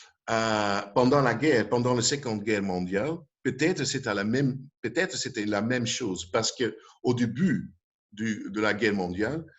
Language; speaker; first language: French; non-native, local second language; Dutch